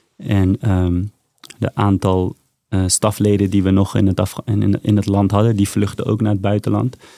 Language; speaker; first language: Dutch; early bilingual, other home language; Persian